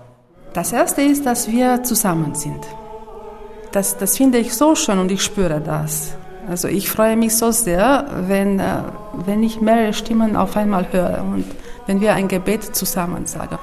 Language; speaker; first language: German; non-native, fluent; Romanian